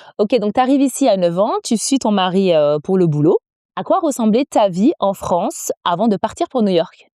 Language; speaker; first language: French; native; French